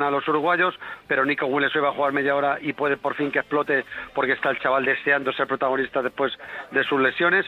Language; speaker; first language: Spanish; native; Spanish